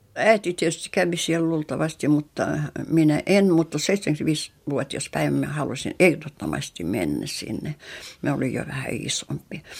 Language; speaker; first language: Finnish; non-native, local second language; Russian